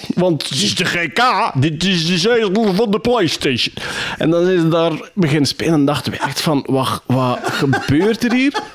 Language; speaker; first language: Dutch; native; Dutch